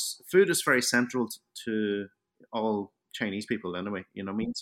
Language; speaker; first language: English; early bilingual, other home language; Cantonese